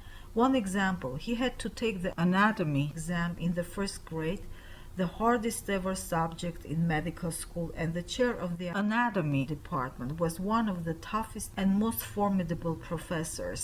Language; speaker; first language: English; non-native, fluent; Armenian